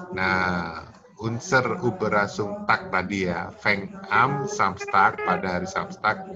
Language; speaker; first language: German; non-native, fluent; Indonesian